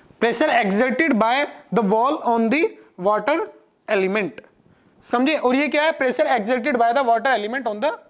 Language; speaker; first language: Hindi; non-native, local second language; Gujarati